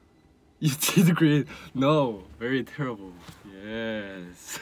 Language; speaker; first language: English; non-native, learner; Korean